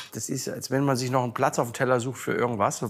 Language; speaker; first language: German; native; German